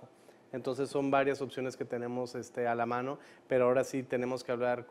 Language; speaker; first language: Spanish; native; Spanish